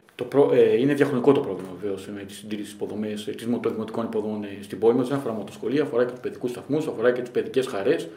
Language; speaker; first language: Greek; native; Greek